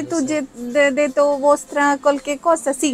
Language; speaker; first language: Italian; non-native, learner; Malayalam